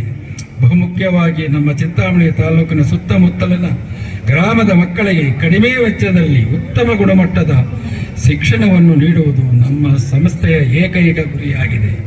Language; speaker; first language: Kannada; native; Kannada